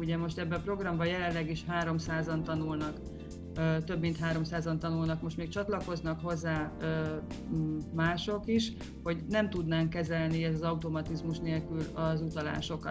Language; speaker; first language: Hungarian; native; Hungarian